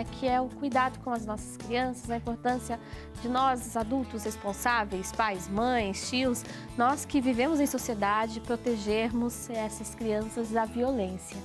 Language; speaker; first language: Portuguese; native; Portuguese